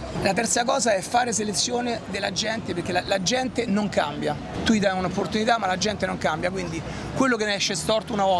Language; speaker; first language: Italian; native; Italian